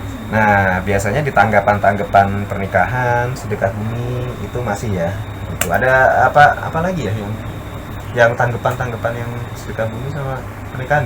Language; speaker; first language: Indonesian; native; Indonesian